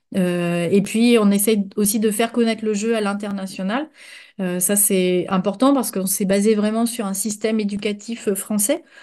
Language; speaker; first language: French; native; French